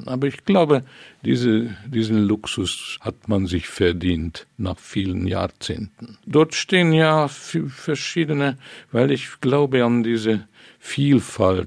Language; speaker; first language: German; non-native, fluent; Hungarian